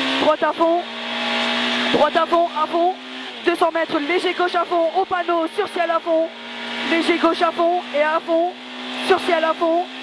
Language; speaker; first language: French; native; French